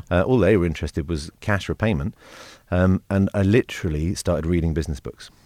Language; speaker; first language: English; native; English